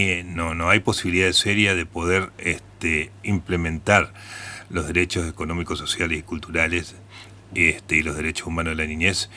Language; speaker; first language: Spanish; native; Spanish